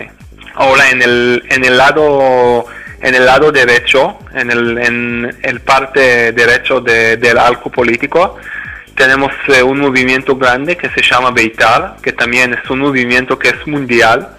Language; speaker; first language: Spanish; non-native, fluent; Hebrew